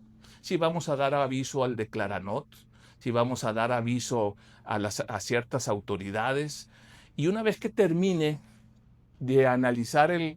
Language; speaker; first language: Spanish; native; Spanish